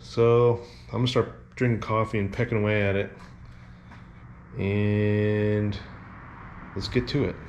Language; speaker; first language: English; native; English